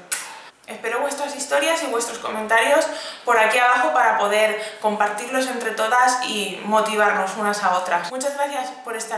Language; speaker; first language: Spanish; native; Spanish